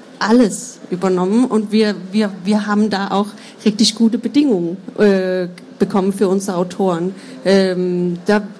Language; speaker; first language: German; non-native, fluent; Danish